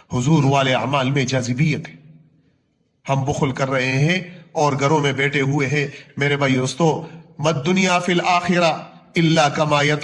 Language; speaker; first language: Urdu; non-native, local second language; Punjabi